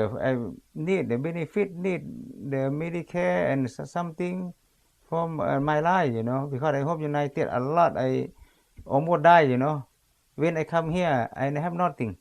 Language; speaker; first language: English; non-native, learner; Lao